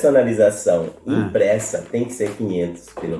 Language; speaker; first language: Portuguese; non-native, fluent; Spanish